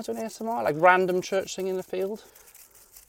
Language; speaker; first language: English; native; English